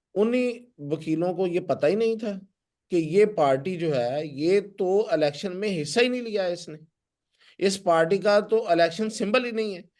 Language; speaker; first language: Urdu; non-native, local second language; Punjabi